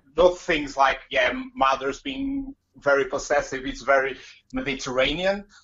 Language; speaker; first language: English; non-native, fluent; Portuguese